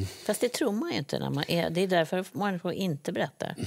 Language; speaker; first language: Swedish; native; Swedish